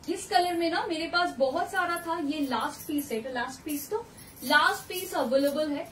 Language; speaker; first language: Hindi; non-native, local second language; Bangla